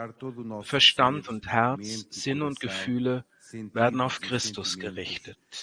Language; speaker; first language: German; native; German